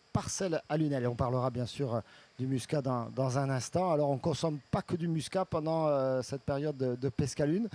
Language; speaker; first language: French; native; French